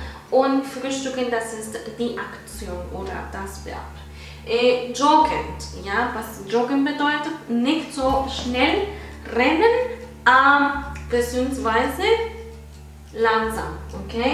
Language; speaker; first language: German; non-native, fluent; Spanish